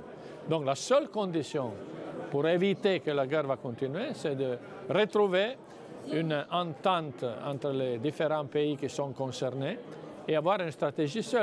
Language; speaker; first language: French; non-native, fluent; Italian